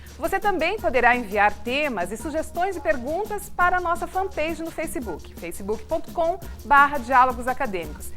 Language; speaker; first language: Portuguese; native; Portuguese